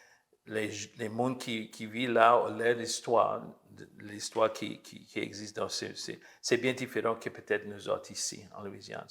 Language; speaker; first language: French; early bilingual, heritage; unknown